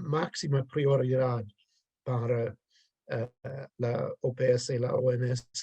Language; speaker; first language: Spanish; non-native, fluent; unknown